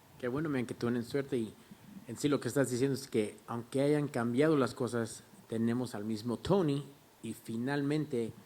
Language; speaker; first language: Spanish; early bilingual, heritage; English